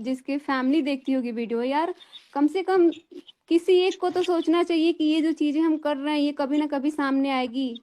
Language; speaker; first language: Hindi; native; Hindi